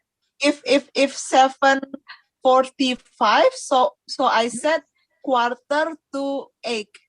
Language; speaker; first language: English; non-native, learner; Indonesian